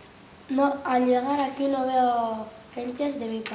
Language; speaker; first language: Spanish; early bilingual, other home language; Bangla